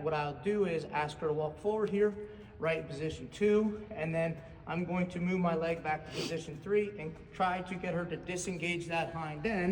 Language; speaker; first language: English; native; English